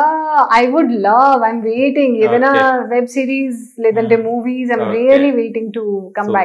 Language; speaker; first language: Telugu; non-native, learner; Hindi